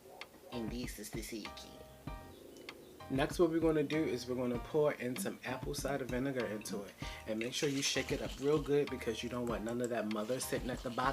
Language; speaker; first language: English; native; English